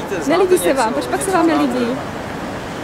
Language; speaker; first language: Czech; native; Czech